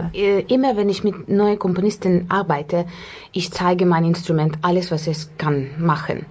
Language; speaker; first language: German; non-native, learner; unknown